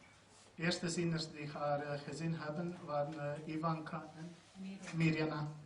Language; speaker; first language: Dutch; non-native, fluent; Croatian